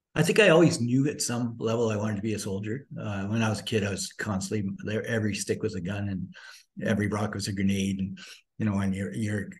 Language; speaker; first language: English; native; English